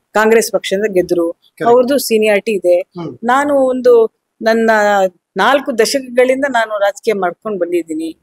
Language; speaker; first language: Kannada; non-native, local second language; Urdu